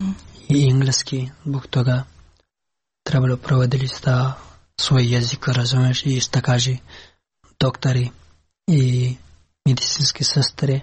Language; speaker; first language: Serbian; non-native, learner; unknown